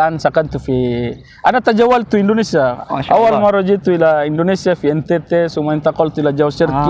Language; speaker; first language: Arabic; non-native, learner; Indonesian